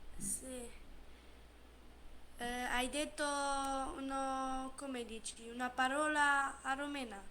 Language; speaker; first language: Italian; non-native, learner; Romanian